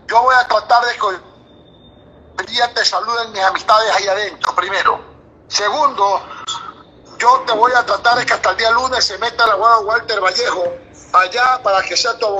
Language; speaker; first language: Spanish; native; Spanish